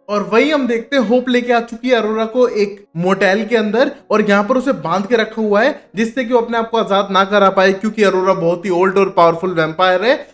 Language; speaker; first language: Hindi; native; Hindi